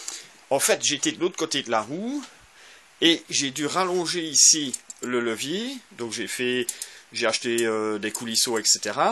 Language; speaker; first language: French; native; French